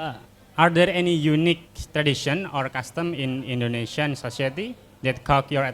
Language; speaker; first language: English; non-native, learner; Indonesian